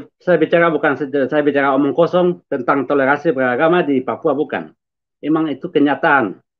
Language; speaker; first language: Indonesian; non-native, local second language; Minangkabau